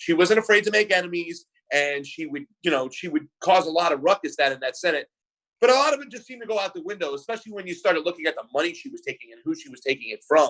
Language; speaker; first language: English; native; English